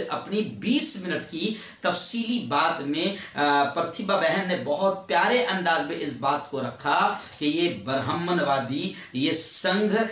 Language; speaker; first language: Urdu; native; Urdu